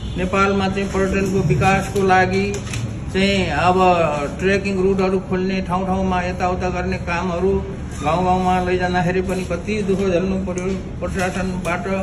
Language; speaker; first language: Nepali; native; Nepali